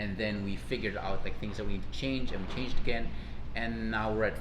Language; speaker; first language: English; non-native, local second language; Cebuano